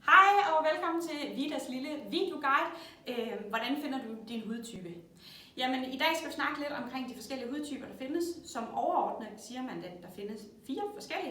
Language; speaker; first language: Danish; native; Danish